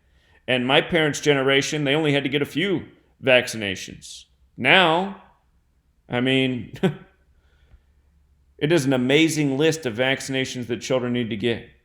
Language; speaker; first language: English; native; English